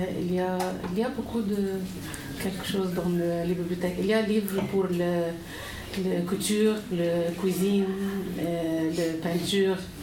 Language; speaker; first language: French; non-native, local second language; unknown